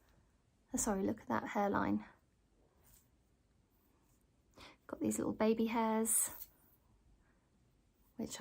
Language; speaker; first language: English; native; English